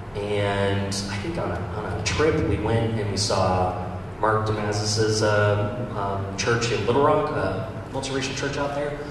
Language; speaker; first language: English; native; English